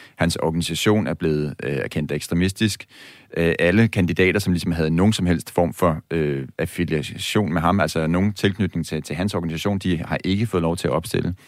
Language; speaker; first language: Danish; native; Danish